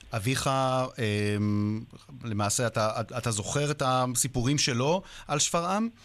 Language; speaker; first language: Hebrew; native; Hebrew